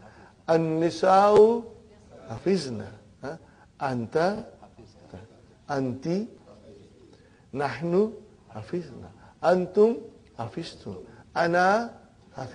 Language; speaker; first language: Arabic; non-native, fluent; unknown